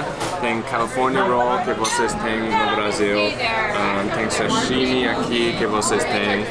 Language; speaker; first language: Portuguese; non-native, fluent; English